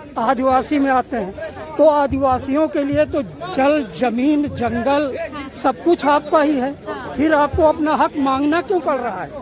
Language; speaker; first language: Hindi; native; Hindi